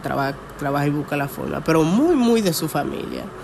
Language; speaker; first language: Spanish; early bilingual, heritage; Spanish